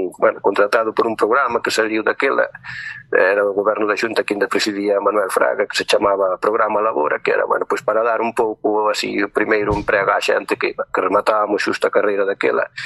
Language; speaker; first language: Galician; native; Galician